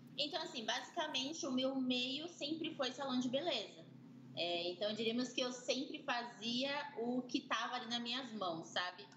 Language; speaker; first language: Portuguese; native; Portuguese